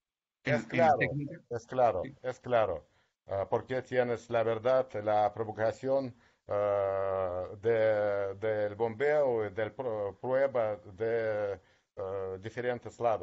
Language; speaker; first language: Spanish; non-native, learner; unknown